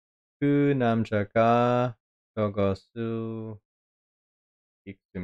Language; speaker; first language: Korean; non-native, learner; English